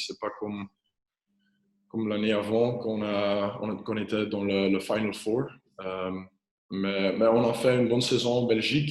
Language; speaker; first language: French; non-native, local second language; Dutch